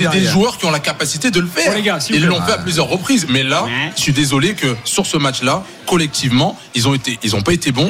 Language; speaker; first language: French; native; French